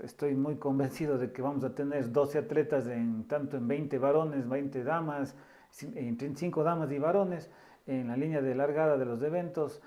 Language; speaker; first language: Spanish; native; Spanish